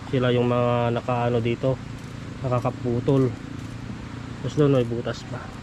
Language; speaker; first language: Filipino; non-native, local second language; Iloko